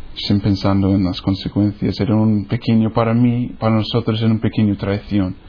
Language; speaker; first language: Spanish; non-native, fluent; English